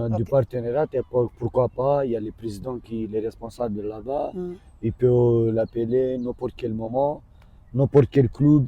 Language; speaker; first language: French; non-native, learner; Romanian